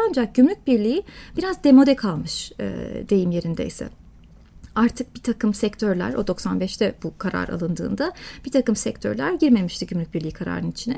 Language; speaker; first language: Turkish; native; Turkish